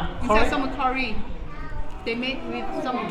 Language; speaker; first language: English; non-native, learner; Korean